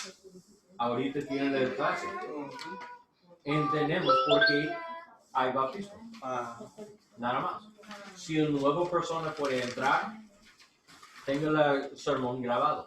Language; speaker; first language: Spanish; non-native, learner; English